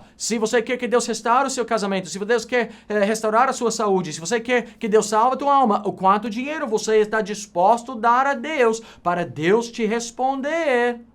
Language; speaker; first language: Portuguese; non-native, fluent; English